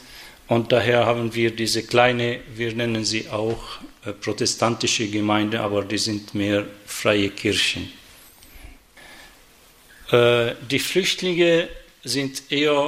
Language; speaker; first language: German; non-native, fluent; Arabic